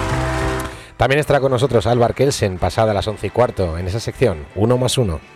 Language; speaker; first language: Spanish; native; Spanish